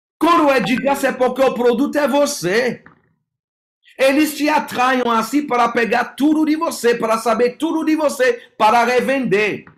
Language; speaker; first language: Portuguese; non-native, fluent; French